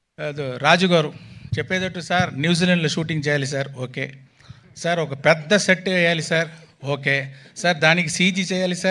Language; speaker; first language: Telugu; non-native, local second language; Tamil